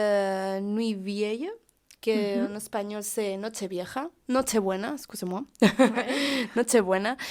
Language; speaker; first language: French; non-native, learner; Spanish